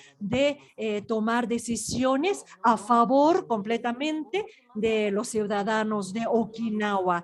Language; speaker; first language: Spanish; non-native, fluent; Japanese